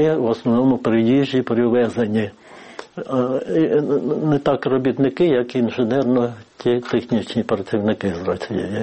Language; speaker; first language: Ukrainian; native; Ukrainian